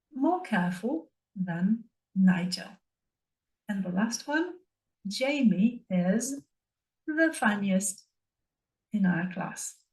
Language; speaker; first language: English; non-native, fluent; Polish